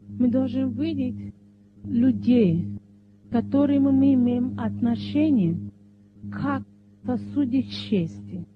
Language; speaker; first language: Russian; non-native, fluent; Yoruba